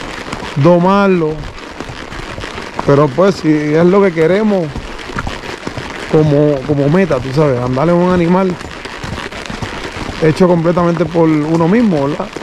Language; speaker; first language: Spanish; native; Spanish